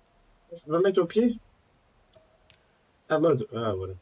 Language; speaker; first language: French; native; French